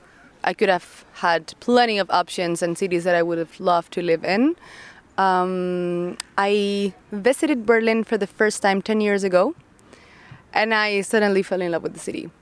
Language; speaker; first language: English; non-native, fluent; Spanish